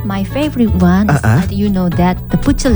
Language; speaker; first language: English; non-native, learner; Korean